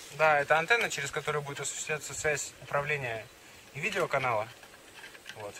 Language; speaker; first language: Russian; native; Russian